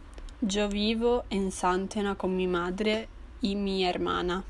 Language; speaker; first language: Spanish; non-native, learner; Italian